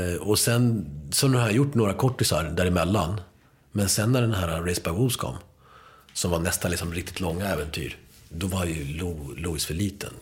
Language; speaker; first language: Swedish; early bilingual, other home language; Spanish